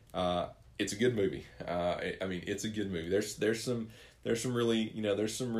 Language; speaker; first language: English; native; English